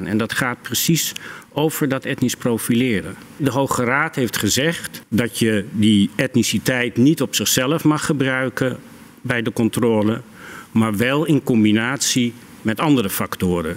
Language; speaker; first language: Dutch; native; Dutch